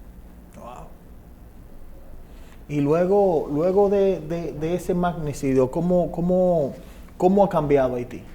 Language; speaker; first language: Spanish; native; Spanish